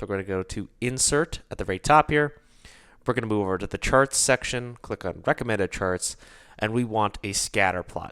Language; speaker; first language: English; native; English